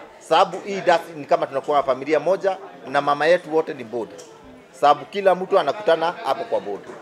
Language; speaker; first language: Swahili; non-native, local second language; Kikuyu